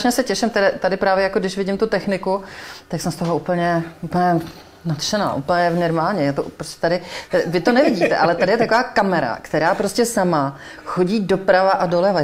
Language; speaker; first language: Czech; native; Czech